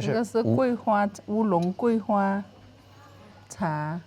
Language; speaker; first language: Chinese; early bilingual, heritage; Chinese